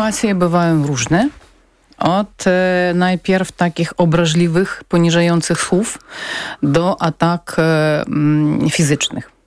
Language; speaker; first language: Polish; non-native, local second language; Ukrainian